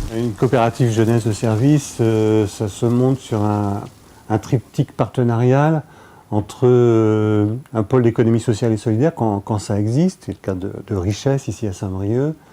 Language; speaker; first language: French; native; French